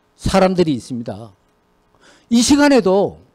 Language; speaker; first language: Korean; native; Korean